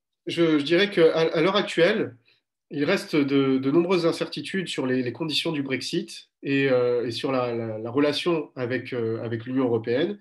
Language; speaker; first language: French; native; French